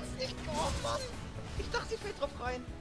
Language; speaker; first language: German; native; German